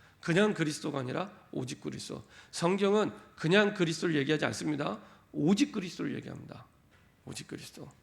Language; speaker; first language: Korean; native; Korean